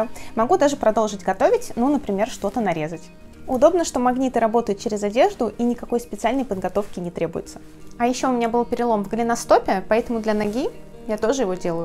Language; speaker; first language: Russian; native; Russian